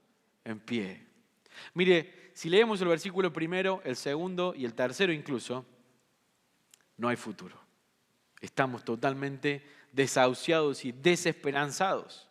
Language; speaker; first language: Spanish; native; Spanish